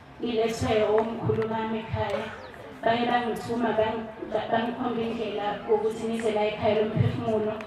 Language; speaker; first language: Zulu; native; Zulu